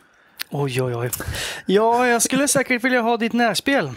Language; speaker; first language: Swedish; native; Swedish